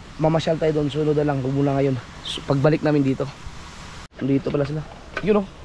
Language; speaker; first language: Filipino; non-native, local second language; Cebuano